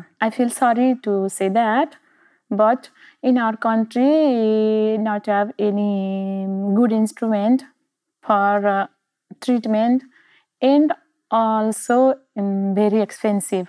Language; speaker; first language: English; non-native, learner; Nepali